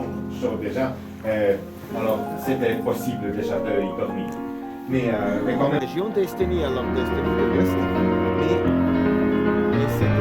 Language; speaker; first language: French; non-native, fluent; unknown